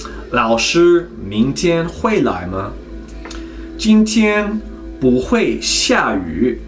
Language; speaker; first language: Chinese; non-native, learner; English